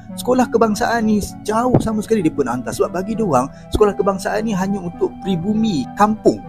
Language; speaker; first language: Malay; native; Malay